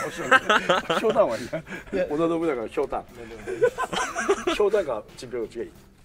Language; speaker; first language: Japanese; native; Japanese